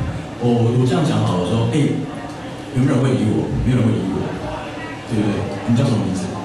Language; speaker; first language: Chinese; native; Chinese